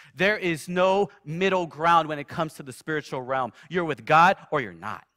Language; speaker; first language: English; native; English